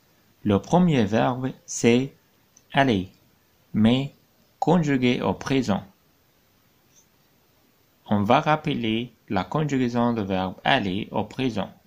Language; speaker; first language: French; non-native, fluent; Arabic